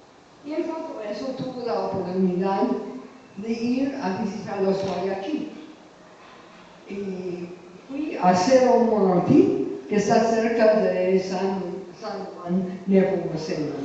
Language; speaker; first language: Spanish; non-native, fluent; English